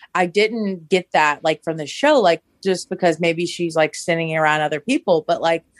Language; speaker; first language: English; native; English